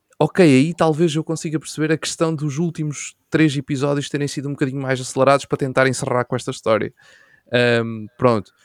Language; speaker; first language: Portuguese; native; Portuguese